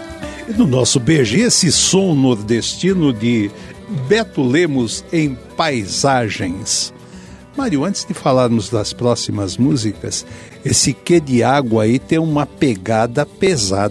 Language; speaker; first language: Portuguese; native; Portuguese